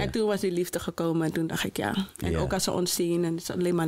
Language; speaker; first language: Dutch; native; Dutch